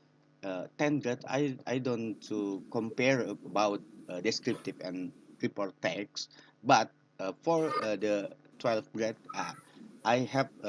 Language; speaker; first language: English; non-native, learner; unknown